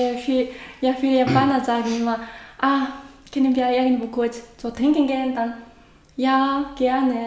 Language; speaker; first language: German; non-native, learner; Japanese